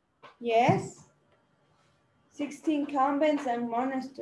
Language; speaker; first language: English; non-native, learner; Spanish